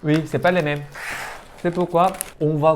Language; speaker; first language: French; non-native, learner; Korean